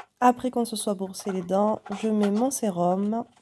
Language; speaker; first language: French; native; French